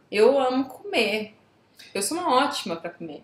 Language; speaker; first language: Portuguese; native; Portuguese